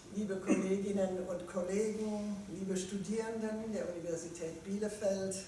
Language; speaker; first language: German; non-native, fluent; French